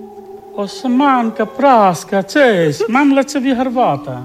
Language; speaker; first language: Polish; non-native, learner; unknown